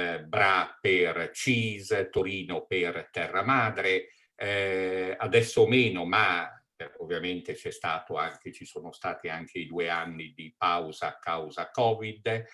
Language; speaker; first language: Italian; native; Italian